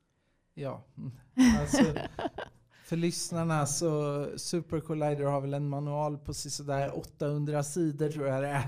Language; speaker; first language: Swedish; native; Swedish